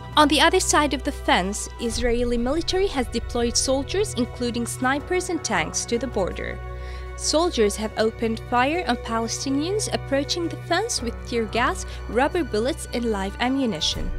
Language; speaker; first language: English; non-native, fluent; Arabic